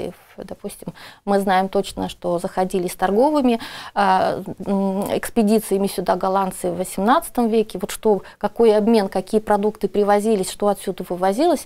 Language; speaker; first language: Russian; native; Russian